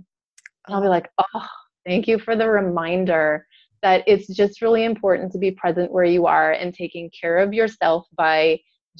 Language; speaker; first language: English; native; English